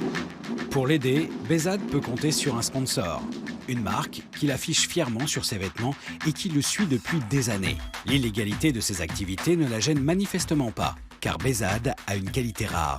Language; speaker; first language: French; native; French